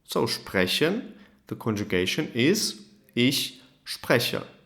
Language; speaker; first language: German; non-native, fluent; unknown